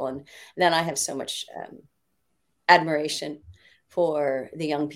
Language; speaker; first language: English; native; English